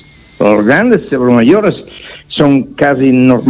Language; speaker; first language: Spanish; non-native, fluent; Italian